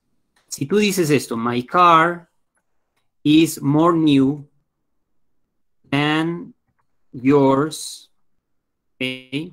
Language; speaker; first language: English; non-native, fluent; Spanish